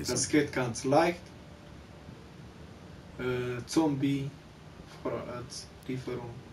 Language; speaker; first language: German; non-native, local second language; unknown